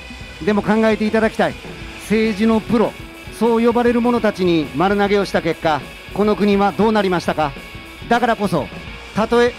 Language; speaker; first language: Japanese; native; Japanese